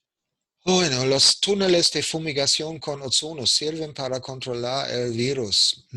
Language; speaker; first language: Spanish; non-native, fluent; German